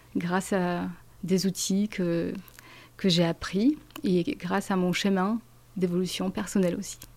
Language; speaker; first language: French; non-native, fluent; Polish